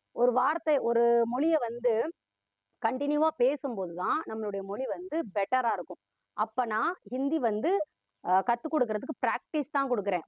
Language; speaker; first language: Tamil; early bilingual, heritage; Tamil